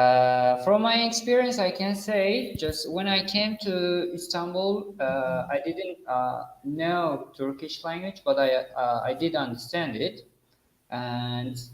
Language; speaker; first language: English; non-native, fluent; Uzbek